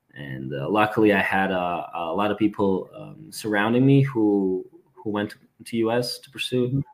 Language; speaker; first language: English; non-native, fluent; Serbian